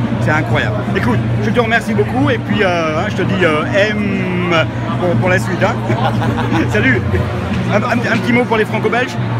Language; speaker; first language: French; native; French